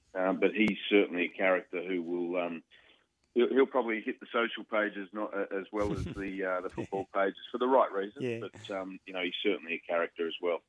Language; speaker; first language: English; native; English